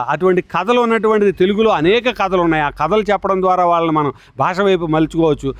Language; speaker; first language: Telugu; native; Telugu